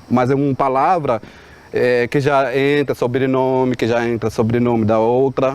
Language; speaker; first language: Portuguese; non-native, local second language; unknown